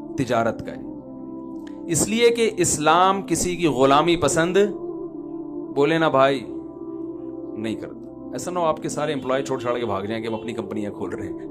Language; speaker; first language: Urdu; native; Urdu